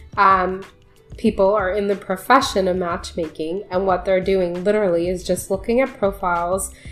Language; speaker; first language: English; early bilingual, other home language; Urdu